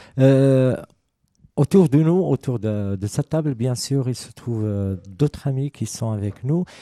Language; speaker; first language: French; non-native, fluent; Arabic